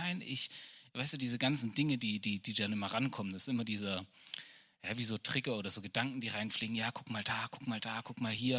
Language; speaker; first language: German; native; German